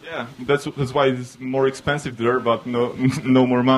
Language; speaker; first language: English; non-native, learner; Polish